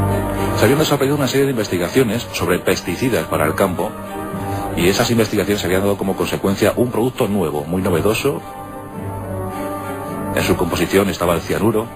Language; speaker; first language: Spanish; native; Spanish